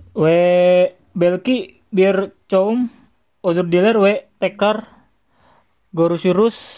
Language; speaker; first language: Turkish; non-native, learner; Indonesian